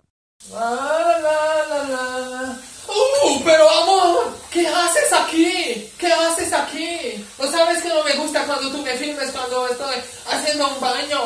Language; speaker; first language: Spanish; non-native, learner; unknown